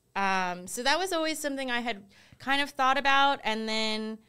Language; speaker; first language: English; native; English